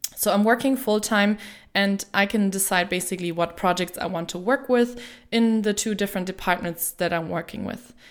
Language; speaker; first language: English; non-native, fluent; German